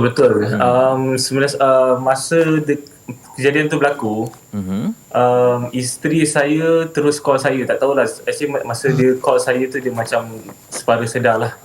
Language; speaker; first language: Malay; native; Malay